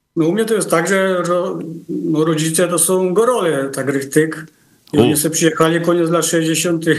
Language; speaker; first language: Polish; native; Polish